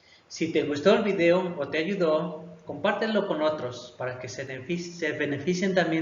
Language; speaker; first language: Spanish; non-native, local second language; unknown